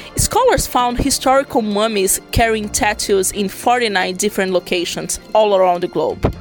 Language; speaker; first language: English; non-native, fluent; Portuguese